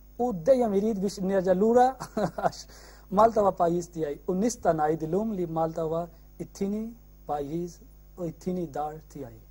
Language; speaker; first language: Maltese; non-native, learner; Urdu